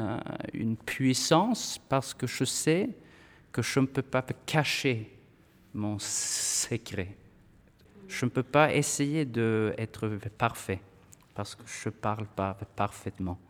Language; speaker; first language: French; non-native, fluent; Swedish